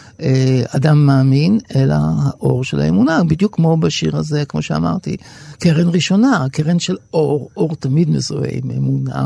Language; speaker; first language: Hebrew; native; Hebrew